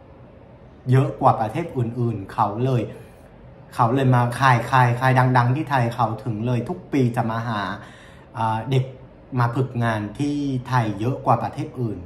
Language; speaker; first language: Thai; non-native, fluent; Vietnamese